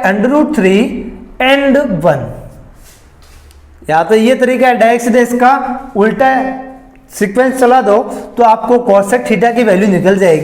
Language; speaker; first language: Hindi; native; Hindi